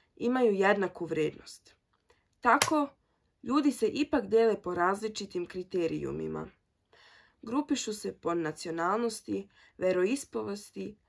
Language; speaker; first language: Serbian; early bilingual, heritage; Serbian